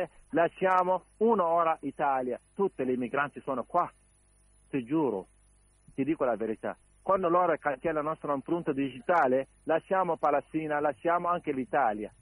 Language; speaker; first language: Italian; non-native, learner; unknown